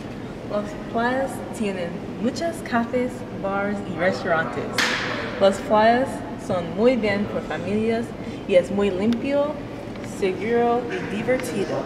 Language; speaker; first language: Spanish; non-native, learner; English